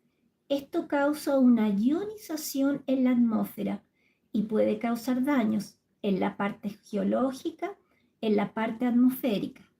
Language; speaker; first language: Spanish; native; Spanish